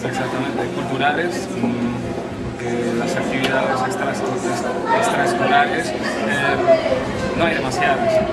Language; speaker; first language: Spanish; non-native, local second language; Arabic